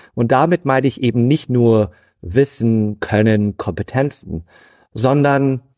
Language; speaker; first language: German; non-native, fluent; English